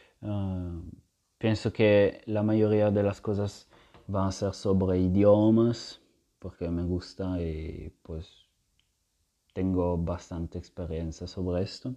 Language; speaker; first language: Spanish; non-native, fluent; Italian